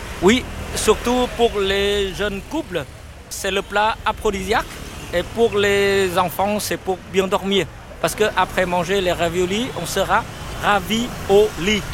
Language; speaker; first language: French; non-native, fluent; Vietnamese